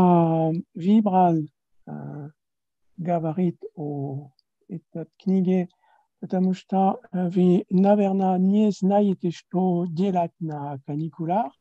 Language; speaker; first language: Russian; non-native, learner; French